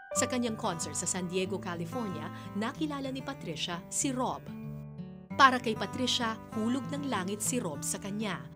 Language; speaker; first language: Filipino; native; Filipino